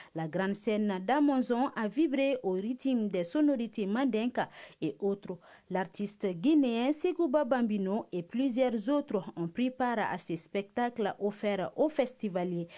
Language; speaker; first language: French; non-native, local second language; Bambara